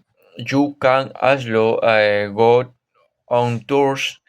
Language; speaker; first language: English; non-native, learner; Spanish